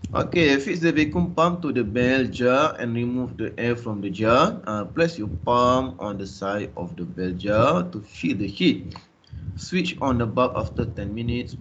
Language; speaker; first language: English; non-native, local second language; Malay